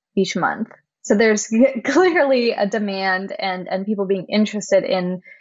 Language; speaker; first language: English; non-native, fluent; German